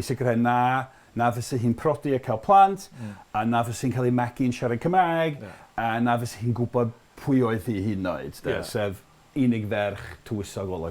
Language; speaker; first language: Welsh; non-native, fluent; English